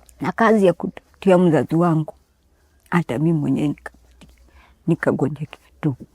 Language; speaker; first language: Swahili; native; Swahili